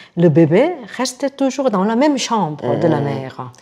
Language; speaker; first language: French; non-native, fluent; Korean